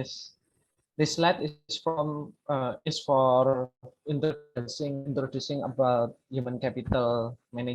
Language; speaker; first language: English; non-native, learner; Indonesian